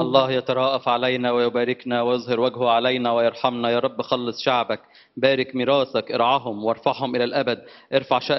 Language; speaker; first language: Arabic; native; Arabic